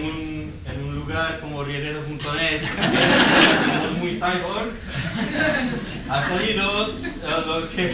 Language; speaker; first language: Catalan; non-native, learner; Spanish